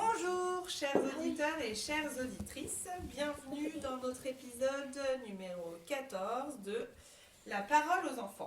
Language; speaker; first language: French; native; French